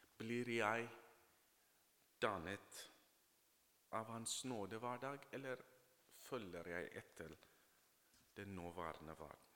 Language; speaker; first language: Norwegian; non-native, fluent; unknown